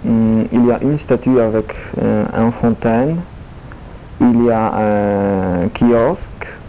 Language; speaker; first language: French; non-native, learner; Polish